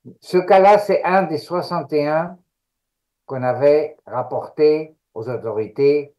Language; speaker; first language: French; non-native, fluent; Greek